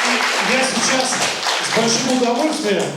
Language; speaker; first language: Russian; native; Russian